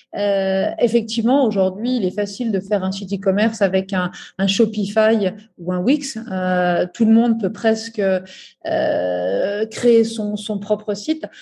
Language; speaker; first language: French; native; French